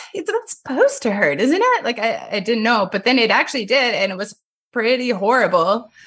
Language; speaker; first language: English; non-native, fluent; French